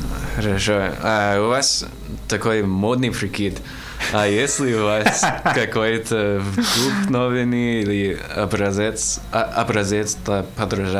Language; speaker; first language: Russian; non-native, learner; English